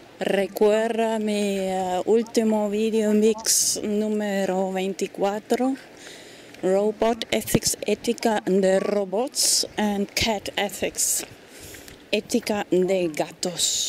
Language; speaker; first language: Spanish; non-native, fluent; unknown